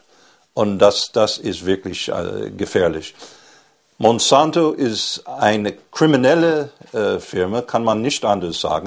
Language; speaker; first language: German; non-native, fluent; English